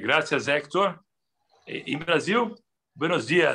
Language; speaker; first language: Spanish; non-native, learner; Portuguese